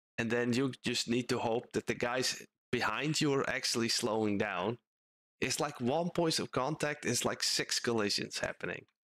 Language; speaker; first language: English; non-native, fluent; Dutch